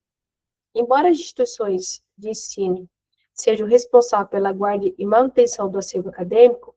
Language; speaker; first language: Portuguese; native; Portuguese